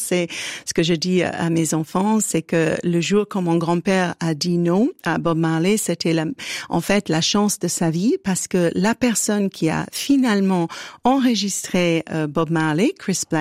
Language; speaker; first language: French; non-native, fluent; English